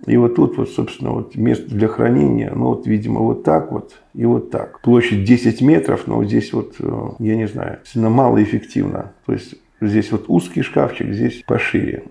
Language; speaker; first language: Russian; native; Russian